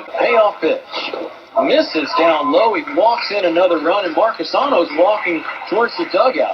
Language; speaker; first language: English; native; English